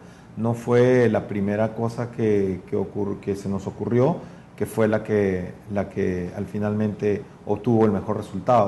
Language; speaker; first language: Spanish; native; Spanish